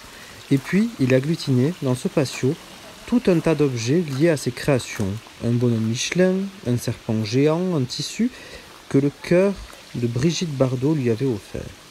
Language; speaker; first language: French; native; French